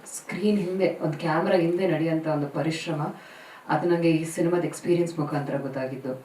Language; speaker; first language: Kannada; native; Kannada